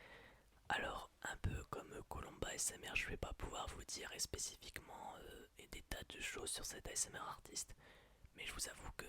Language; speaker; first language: French; native; French